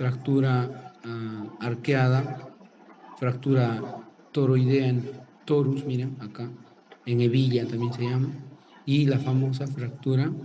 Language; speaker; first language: Spanish; native; Spanish